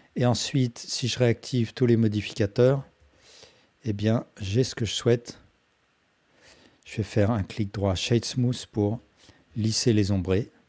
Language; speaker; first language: French; native; French